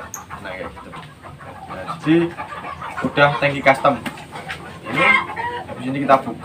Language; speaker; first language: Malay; non-native, local second language; Javanese